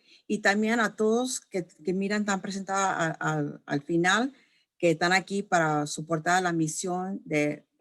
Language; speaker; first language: Spanish; early bilingual, heritage; English